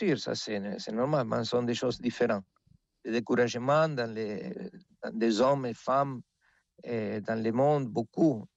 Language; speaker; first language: French; non-native, fluent; Spanish